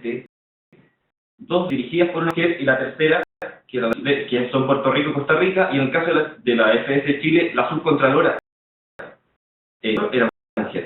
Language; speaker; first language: Spanish; native; Spanish